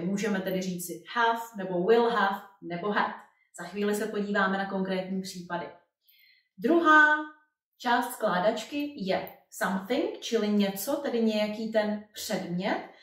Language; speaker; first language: Czech; native; Czech